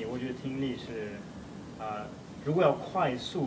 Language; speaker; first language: Chinese; non-native, fluent; Swedish